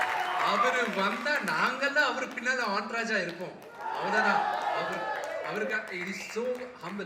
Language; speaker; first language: Tamil; non-native, local second language; Telugu